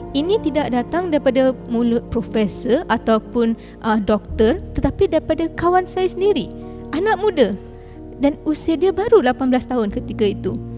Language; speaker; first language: Malay; native; Malay